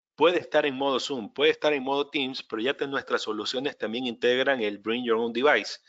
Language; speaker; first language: Spanish; native; Spanish